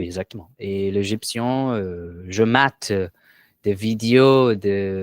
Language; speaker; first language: French; non-native, learner; Portuguese